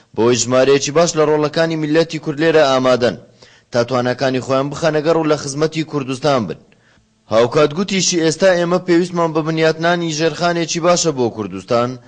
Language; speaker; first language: Central Kurdish; native; Central Kurdish